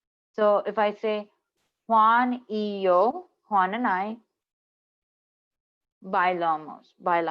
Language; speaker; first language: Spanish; non-native, learner; English